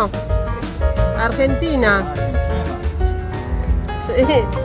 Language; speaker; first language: Spanish; non-native, fluent; Russian